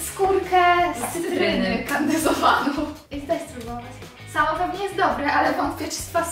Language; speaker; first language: Polish; native; Polish